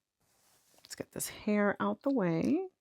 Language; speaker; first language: English; native; English